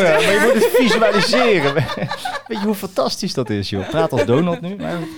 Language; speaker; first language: Dutch; native; Dutch